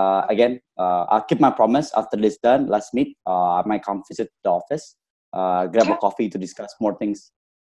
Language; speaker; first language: English; non-native, fluent; Indonesian